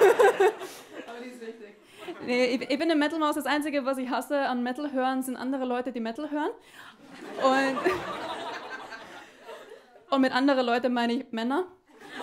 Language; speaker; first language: German; native; German